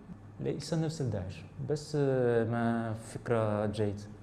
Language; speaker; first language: Arabic; non-native, learner; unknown